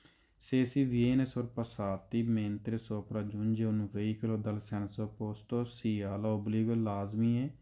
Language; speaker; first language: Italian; non-native, fluent; Punjabi